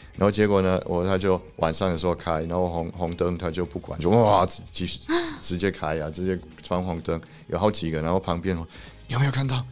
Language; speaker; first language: Chinese; non-native, fluent; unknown